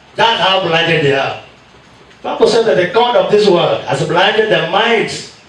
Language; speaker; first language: English; non-native, local second language; Swahili